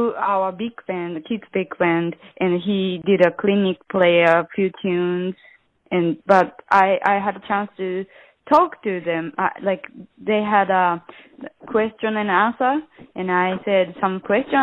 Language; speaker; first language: English; non-native, learner; Japanese